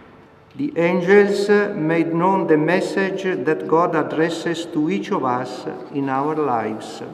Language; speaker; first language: English; non-native, fluent; Italian